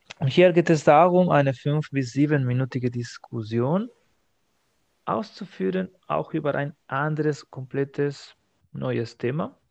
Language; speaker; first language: German; non-native, fluent; Spanish